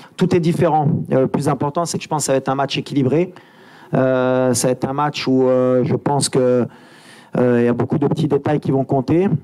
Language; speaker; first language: French; native; French